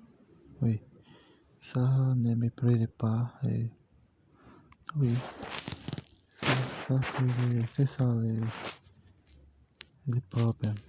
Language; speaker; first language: French; non-native, learner; Portuguese